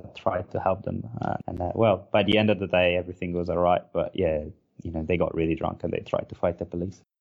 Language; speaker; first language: English; non-native, fluent; Portuguese